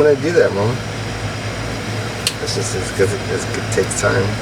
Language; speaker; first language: English; native; English